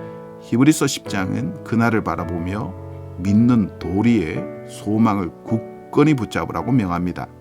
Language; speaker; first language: Korean; native; Korean